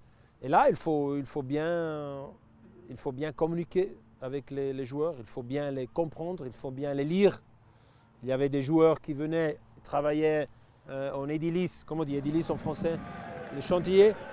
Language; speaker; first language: French; non-native, local second language; Italian